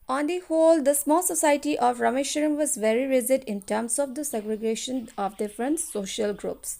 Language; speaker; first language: English; non-native, local second language; Assamese